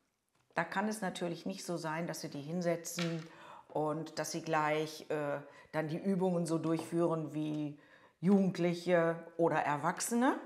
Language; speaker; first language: German; native; German